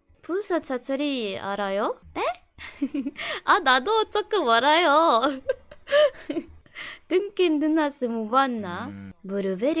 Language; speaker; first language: Korean; non-native, learner; French